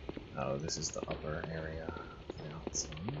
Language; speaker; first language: English; native; English